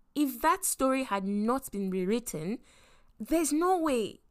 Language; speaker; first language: English; non-native, local second language; Yoruba